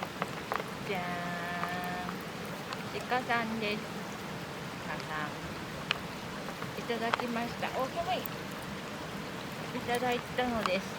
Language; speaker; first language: Japanese; native; Japanese